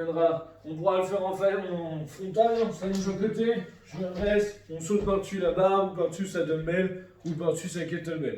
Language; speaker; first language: French; native; French